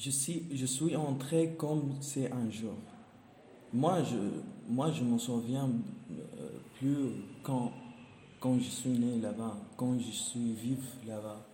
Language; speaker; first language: French; non-native, learner; Arabic